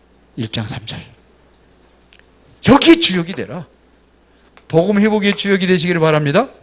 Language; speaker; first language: Korean; native; Korean